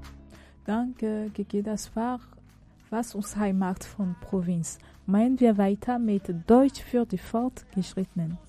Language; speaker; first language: German; non-native, fluent; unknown